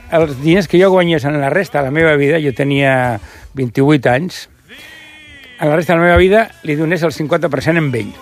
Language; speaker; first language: Catalan; non-native, local second language; Spanish